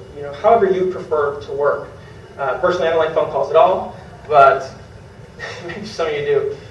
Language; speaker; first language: English; native; English